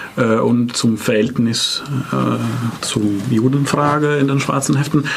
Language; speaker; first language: German; non-native, fluent; Italian